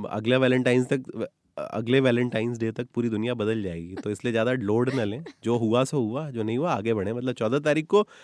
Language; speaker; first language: Hindi; native; Hindi